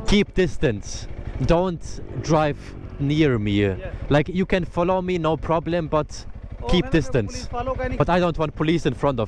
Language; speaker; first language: English; non-native, learner; German